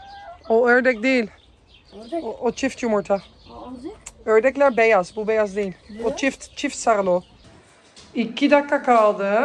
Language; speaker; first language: Turkish; early bilingual, heritage; Turkish